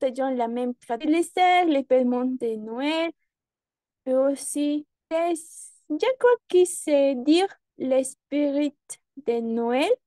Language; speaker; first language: French; non-native, learner; Spanish